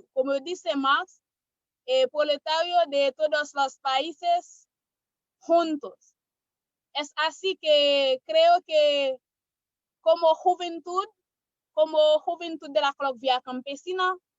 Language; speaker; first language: Spanish; non-native, learner; Haitian Creole